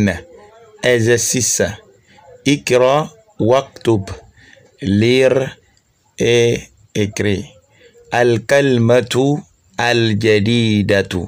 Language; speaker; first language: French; non-native, local second language; Fon